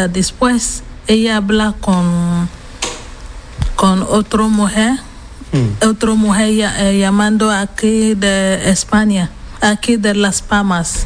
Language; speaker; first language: Spanish; non-native, learner; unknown